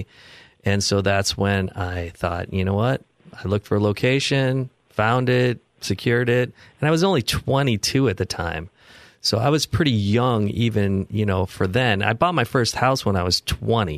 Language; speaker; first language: English; native; English